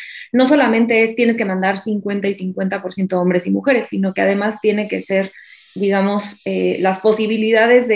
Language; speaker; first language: Spanish; native; Spanish